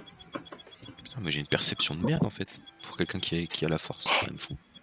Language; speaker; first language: French; native; French